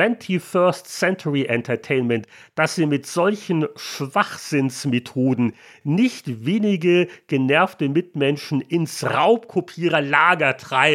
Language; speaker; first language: German; native; German